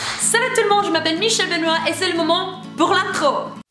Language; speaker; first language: French; non-native, learner; Spanish